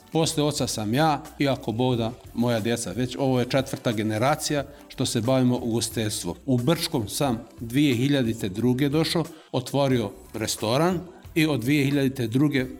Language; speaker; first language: Serbian; non-native, local second language; Macedonian